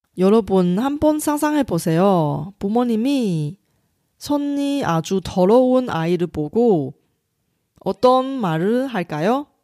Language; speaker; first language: Korean; non-native, fluent; Chinese